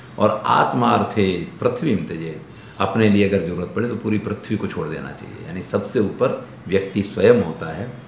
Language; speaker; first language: Hindi; native; Hindi